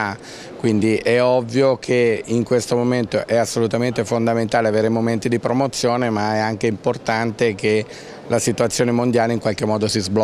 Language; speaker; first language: Italian; native; Italian